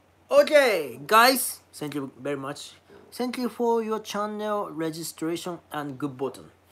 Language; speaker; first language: English; non-native, fluent; Japanese